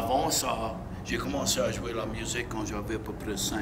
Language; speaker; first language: French; non-native, local second language; English